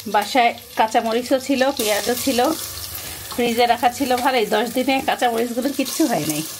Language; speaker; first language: Bangla; native; Bangla